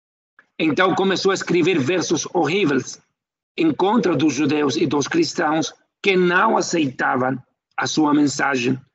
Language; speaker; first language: Portuguese; non-native, fluent; Spanish